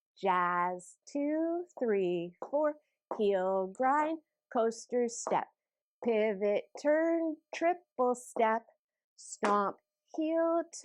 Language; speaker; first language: English; native; English